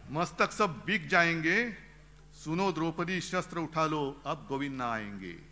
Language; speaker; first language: Hindi; non-native, local second language; Marathi